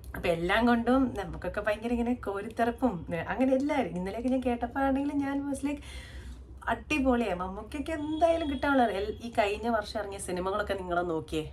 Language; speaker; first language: Malayalam; native; Malayalam